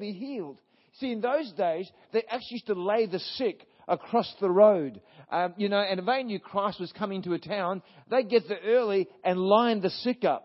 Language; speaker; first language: English; native; English